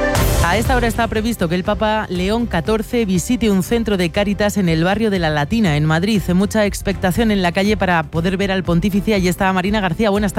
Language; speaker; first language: Spanish; native; Spanish